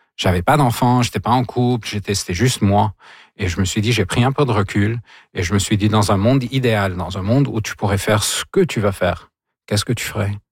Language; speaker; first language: French; non-native, local second language; Arabic